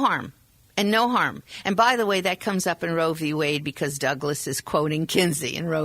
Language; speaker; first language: English; native; English